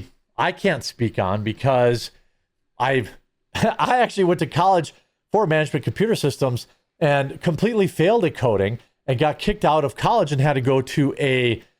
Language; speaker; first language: English; native; English